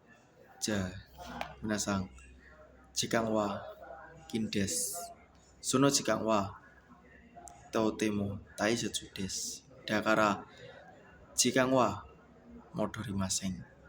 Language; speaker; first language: Japanese; non-native, learner; Indonesian